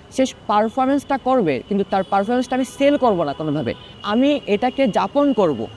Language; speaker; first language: Bangla; non-native, local second language; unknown